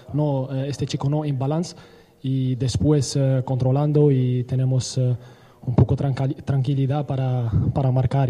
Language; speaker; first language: Spanish; non-native, learner; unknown